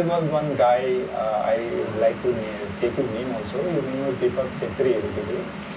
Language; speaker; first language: English; non-native, local second language; Assamese